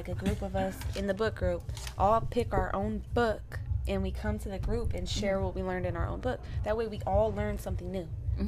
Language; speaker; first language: English; native; English